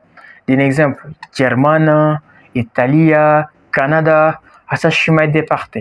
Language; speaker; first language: Romanian; non-native, learner; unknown